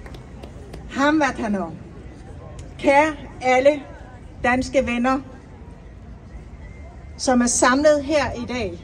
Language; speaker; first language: Danish; non-native, fluent; Persian